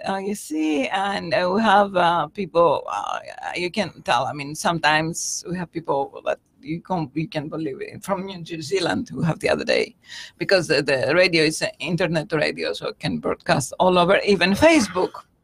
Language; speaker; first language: English; non-native, fluent; Greek